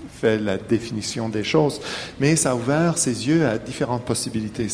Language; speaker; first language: French; native; French